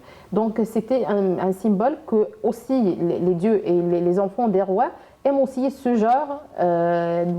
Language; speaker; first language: French; non-native, learner; Arabic